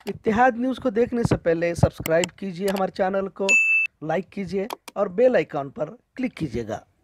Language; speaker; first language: Urdu; native; Urdu